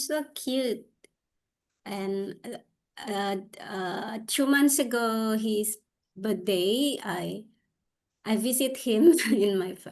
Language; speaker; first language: English; non-native, learner; Indonesian